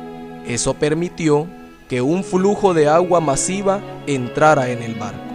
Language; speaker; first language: Spanish; native; Spanish